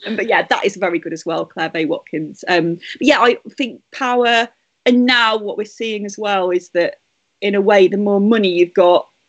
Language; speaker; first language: English; native; English